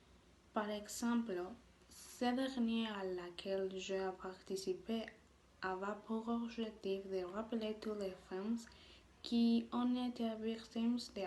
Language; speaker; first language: French; non-native, learner; Spanish